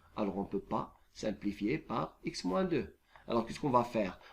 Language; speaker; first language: French; non-native, local second language; Arabic